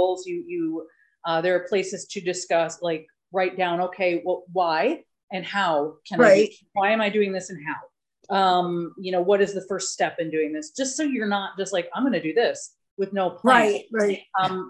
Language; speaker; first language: English; native; English